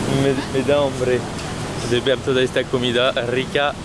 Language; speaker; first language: Spanish; non-native, fluent; French